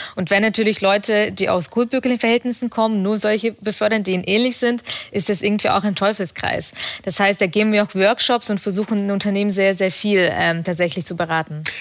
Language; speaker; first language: German; early bilingual, other home language; Russian